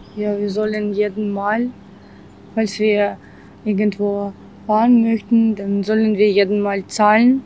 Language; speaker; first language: German; non-native, learner; Ukrainian